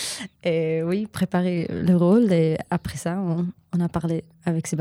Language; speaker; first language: French; non-native, learner; German